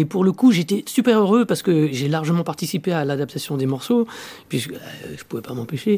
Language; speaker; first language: French; native; French